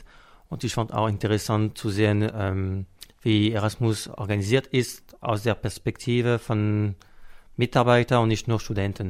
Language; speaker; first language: German; non-native, fluent; French